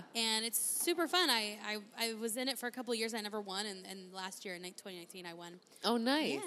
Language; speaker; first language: English; native; English